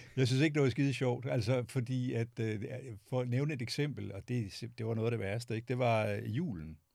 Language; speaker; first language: Danish; native; Danish